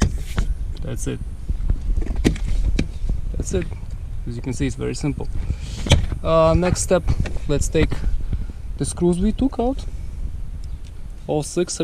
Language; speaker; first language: English; non-native, fluent; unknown